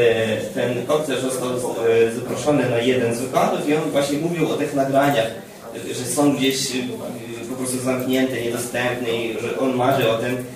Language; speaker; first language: Polish; non-native, fluent; Ukrainian